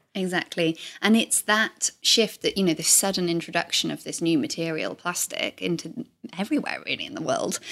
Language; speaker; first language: English; native; English